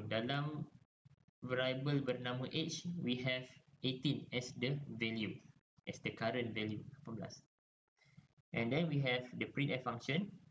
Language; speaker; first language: English; non-native, local second language; Malay